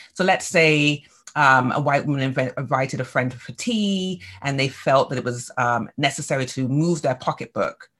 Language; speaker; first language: English; native; English